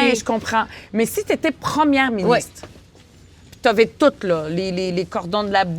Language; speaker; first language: French; native; French